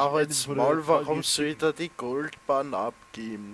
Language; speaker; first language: German; native; German